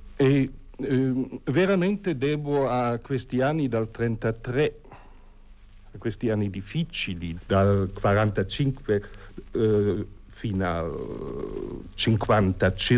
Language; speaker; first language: Italian; non-native, fluent; German